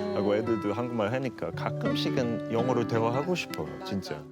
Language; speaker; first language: Korean; non-native, fluent; English